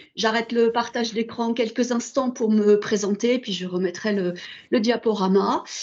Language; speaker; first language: French; native; French